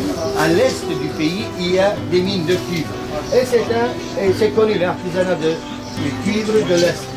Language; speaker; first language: French; non-native, fluent; Turkish